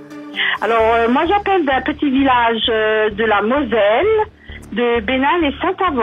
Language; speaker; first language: French; native; French